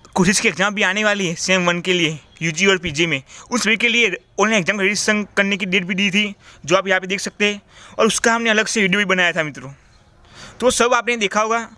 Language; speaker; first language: Hindi; non-native, local second language; Gujarati